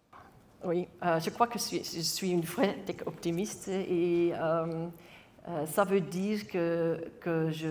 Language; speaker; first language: French; non-native, local second language; Dutch